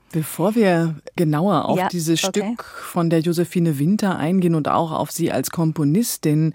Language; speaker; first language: German; native; German